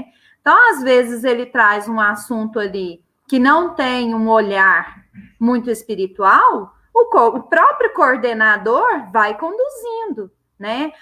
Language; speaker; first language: Portuguese; native; Portuguese